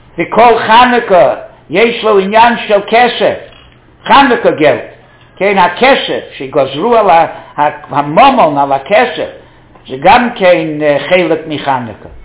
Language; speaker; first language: Hebrew; non-native, fluent; English